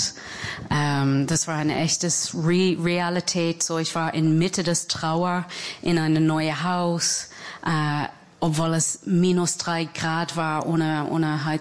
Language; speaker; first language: German; non-native, fluent; English